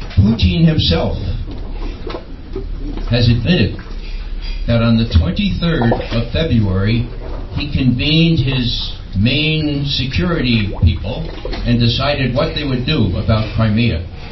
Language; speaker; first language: English; native; English